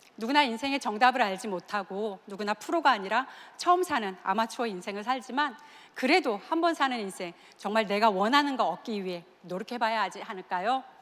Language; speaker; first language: Korean; native; Korean